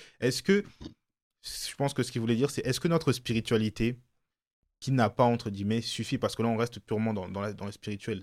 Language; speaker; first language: French; early bilingual, other home language; Lingala